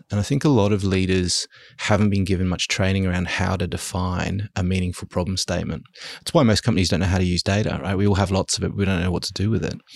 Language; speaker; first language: English; early bilingual, other home language; German